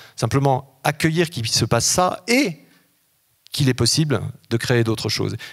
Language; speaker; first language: French; native; French